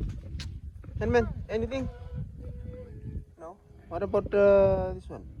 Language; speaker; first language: English; non-native, local second language; Fijian